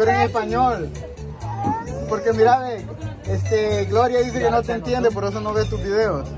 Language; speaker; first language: Spanish; native; Spanish